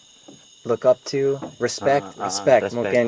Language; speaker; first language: Indonesian; non-native, learner; English